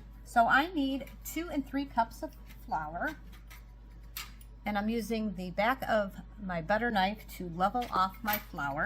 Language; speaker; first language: English; native; English